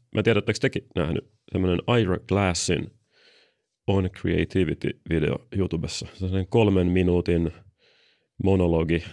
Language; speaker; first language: Finnish; native; Finnish